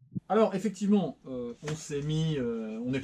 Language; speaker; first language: French; native; French